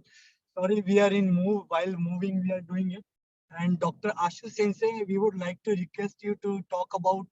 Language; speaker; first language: English; non-native, local second language; Hindi